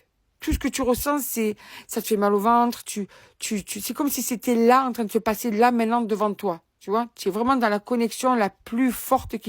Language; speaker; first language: French; native; French